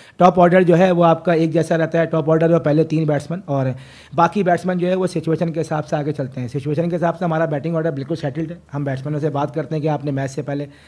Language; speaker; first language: Urdu; native; Urdu